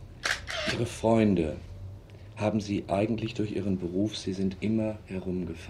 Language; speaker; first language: German; native; German